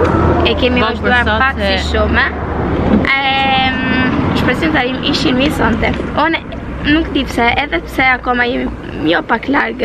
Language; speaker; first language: Albanian; early bilingual, heritage; Albanian